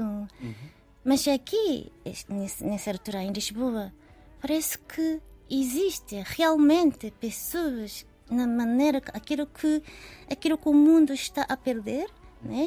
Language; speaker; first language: Portuguese; non-native, learner; Japanese